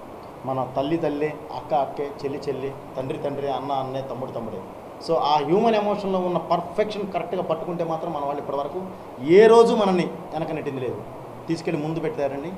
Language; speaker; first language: Telugu; native; Telugu